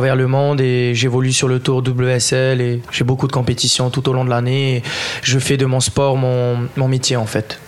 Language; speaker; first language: French; native; French